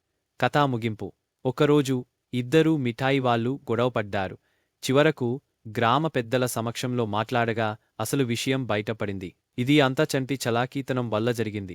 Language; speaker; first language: Telugu; native; Telugu